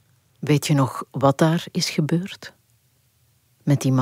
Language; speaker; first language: Dutch; native; Dutch